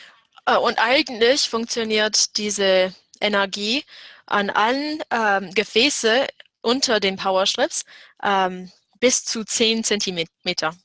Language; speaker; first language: German; non-native, fluent; English